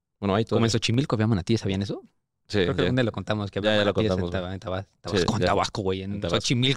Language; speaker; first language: Spanish; native; Spanish